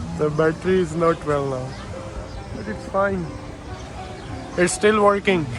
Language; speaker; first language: English; non-native, learner; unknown